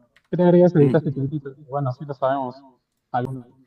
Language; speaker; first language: Spanish; native; Spanish